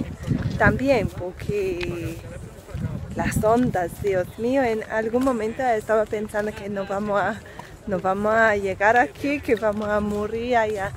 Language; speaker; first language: Spanish; non-native, learner; English